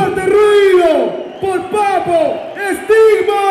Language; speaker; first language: Spanish; native; Spanish